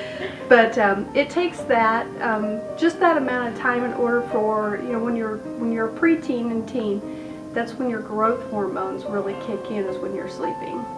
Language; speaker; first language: English; native; English